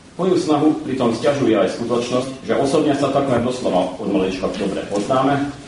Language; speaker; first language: Slovak; early bilingual, heritage; Slovak